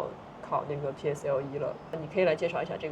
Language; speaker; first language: Chinese; native; Chinese